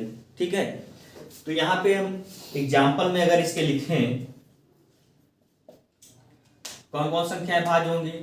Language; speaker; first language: Hindi; native; Hindi